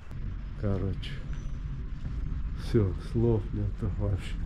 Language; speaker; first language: Russian; non-native, local second language; Uzbek